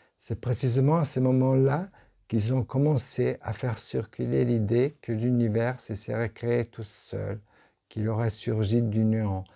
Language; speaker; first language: French; non-native, fluent; Italian